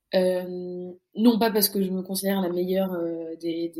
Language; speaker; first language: French; native; French